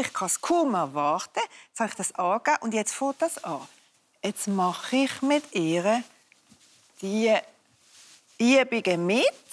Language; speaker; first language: German; native; German